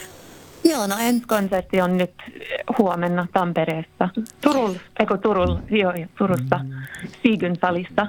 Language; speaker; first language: Finnish; early bilingual, heritage; Finnish